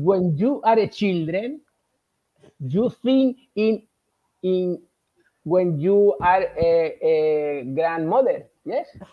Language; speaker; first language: English; non-native, learner; Spanish